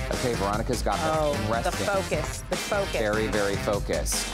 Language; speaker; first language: English; native; English